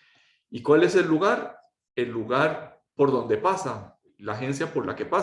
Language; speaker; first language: Spanish; native; Spanish